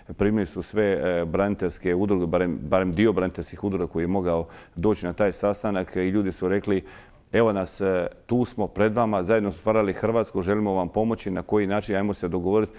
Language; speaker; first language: Croatian; native; Croatian